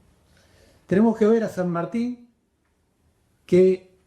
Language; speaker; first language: Spanish; native; Spanish